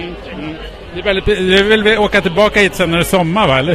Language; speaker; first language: Swedish; native; Swedish